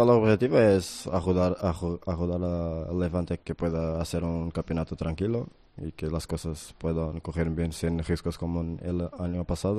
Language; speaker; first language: Spanish; non-native, fluent; Portuguese